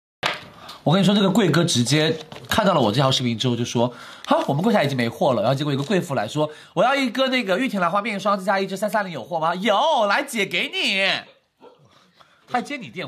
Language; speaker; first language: Chinese; native; Chinese